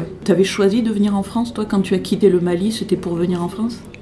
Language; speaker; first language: French; native; French